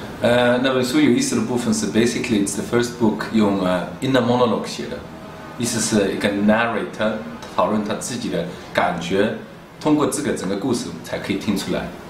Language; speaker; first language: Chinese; early bilingual, heritage; German